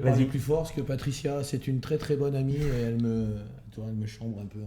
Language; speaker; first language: French; native; French